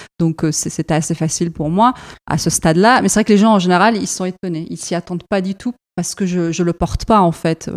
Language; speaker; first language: French; non-native, fluent; Arabic